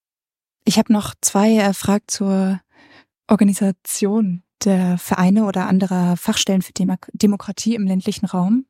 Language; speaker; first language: German; native; German